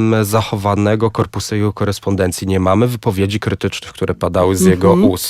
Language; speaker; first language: Polish; native; Polish